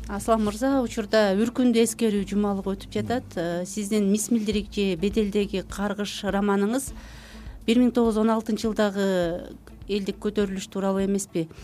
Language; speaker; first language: Kyrgyz; native; Kyrgyz